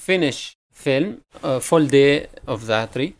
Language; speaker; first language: English; non-native, learner; Arabic